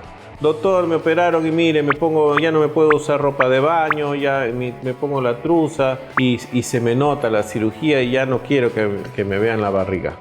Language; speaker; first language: Spanish; native; Spanish